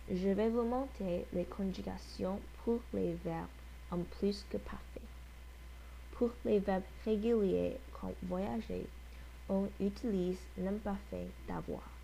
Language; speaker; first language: French; non-native, learner; English